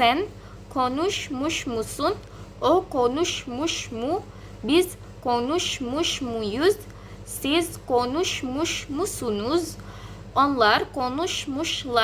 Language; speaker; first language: Turkish; non-native, learner; Indonesian